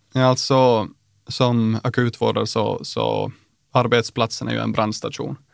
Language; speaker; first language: Swedish; native; Swedish